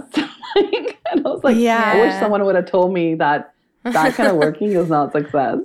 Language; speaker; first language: English; native; English